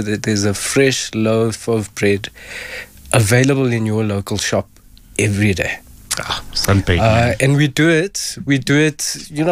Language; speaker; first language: English; native; English